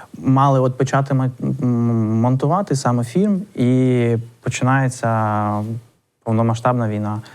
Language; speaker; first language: Ukrainian; non-native, local second language; Russian